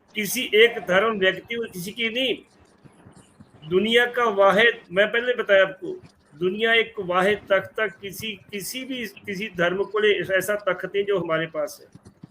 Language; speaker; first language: Hindi; non-native, local second language; Punjabi